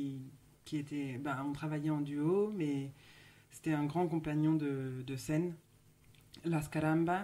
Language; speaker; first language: French; native; French